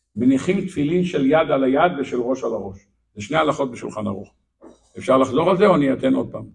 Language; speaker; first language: Hebrew; native; Hebrew